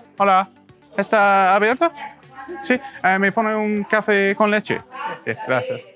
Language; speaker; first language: Spanish; non-native, learner; English